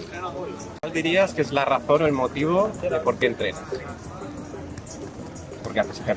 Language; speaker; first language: Spanish; native; Spanish